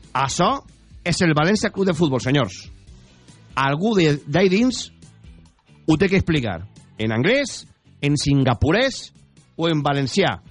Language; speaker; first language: Catalan; native; Catalan